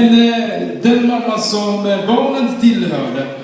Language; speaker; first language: Swedish; non-native, fluent; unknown